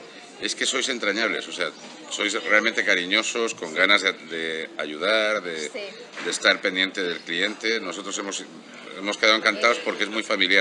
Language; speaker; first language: Spanish; native; Spanish